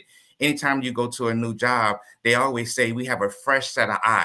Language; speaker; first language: English; native; English